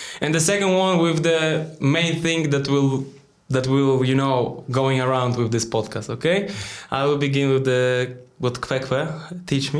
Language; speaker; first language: English; non-native, learner; Polish